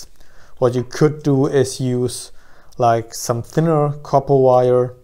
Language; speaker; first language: English; non-native, fluent; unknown